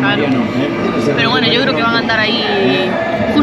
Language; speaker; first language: Spanish; native; Spanish